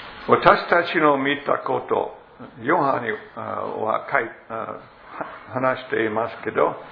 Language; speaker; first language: Japanese; non-native, fluent; English